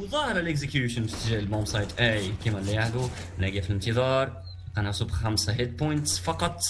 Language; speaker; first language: Arabic; native; Arabic